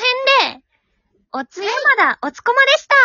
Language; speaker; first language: Japanese; native; Japanese